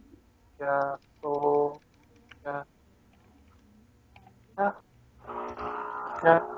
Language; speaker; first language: English; non-native, learner; Korean